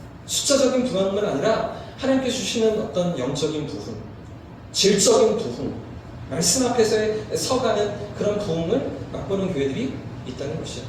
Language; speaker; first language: Korean; native; Korean